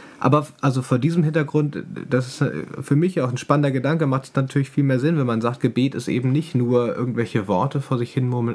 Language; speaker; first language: German; native; German